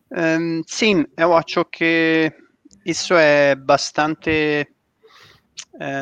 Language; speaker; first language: Portuguese; non-native, learner; Italian